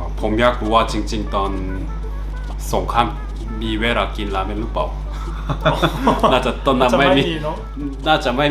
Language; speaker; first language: Thai; non-native, learner; Korean